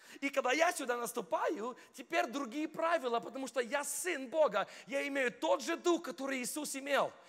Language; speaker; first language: Russian; non-native, fluent; English